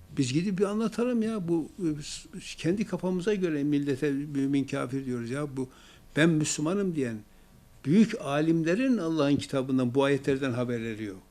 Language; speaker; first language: Turkish; native; Turkish